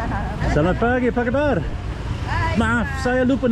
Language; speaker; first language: Indonesian; non-native, learner; English